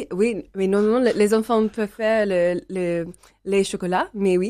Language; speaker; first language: French; non-native, learner; English